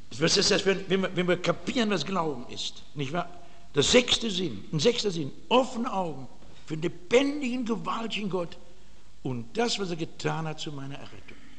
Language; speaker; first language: German; native; German